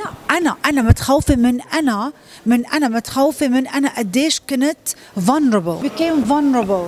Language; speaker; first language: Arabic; native; Arabic